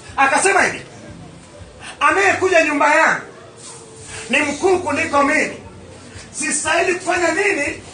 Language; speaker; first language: Swahili; non-native, local second language; Luo (Kenya and Tanzania)